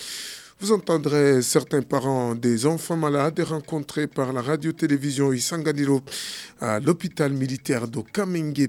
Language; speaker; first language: French; non-native, local second language; Rundi